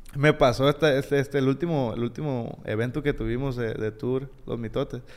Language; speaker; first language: Spanish; native; Spanish